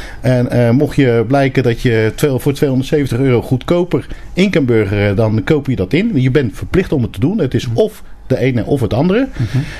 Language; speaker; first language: Dutch; early bilingual, other home language; Turkish